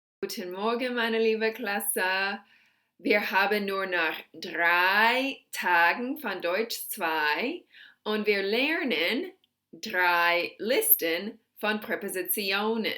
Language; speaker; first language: German; non-native, fluent; English